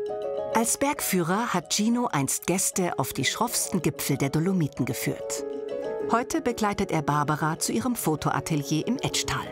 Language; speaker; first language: German; native; German